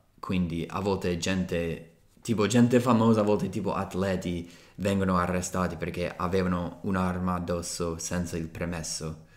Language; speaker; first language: Italian; non-native, fluent; English